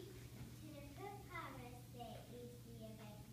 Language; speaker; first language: French; non-native, learner; English